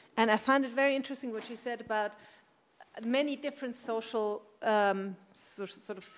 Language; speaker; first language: English; non-native, fluent; German